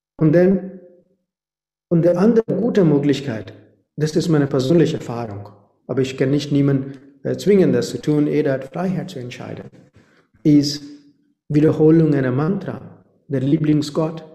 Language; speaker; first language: German; non-native, fluent; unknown